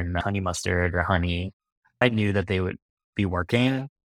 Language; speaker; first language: English; native; English